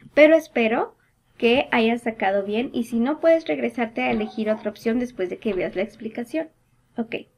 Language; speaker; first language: Spanish; native; Spanish